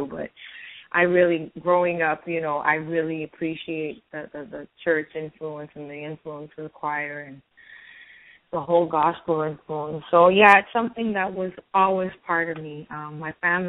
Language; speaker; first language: English; native; English